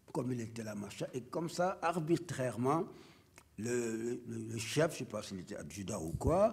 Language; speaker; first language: French; non-native, local second language; Wolof